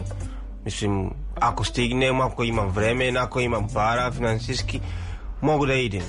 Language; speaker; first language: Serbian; non-native, learner; Swahili